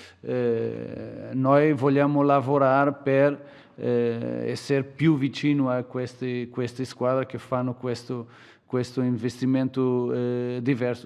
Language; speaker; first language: Italian; non-native, fluent; Portuguese